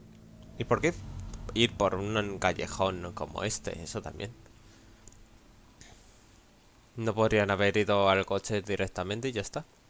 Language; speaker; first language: Spanish; native; Spanish